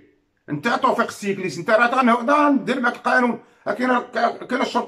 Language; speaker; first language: Arabic; native; Arabic